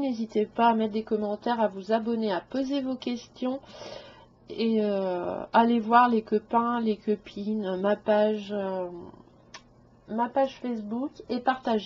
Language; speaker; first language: French; native; French